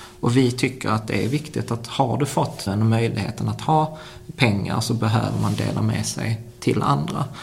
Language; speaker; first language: Swedish; early bilingual, other home language; Czech